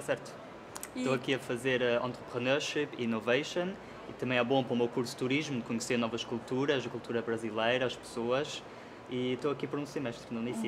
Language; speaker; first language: Portuguese; early bilingual, heritage; Portuguese